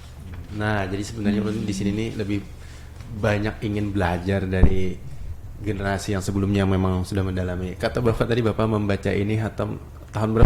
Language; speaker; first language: Indonesian; non-native, local second language; Banjar